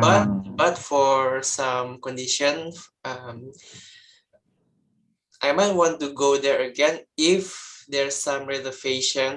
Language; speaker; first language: English; non-native, learner; Indonesian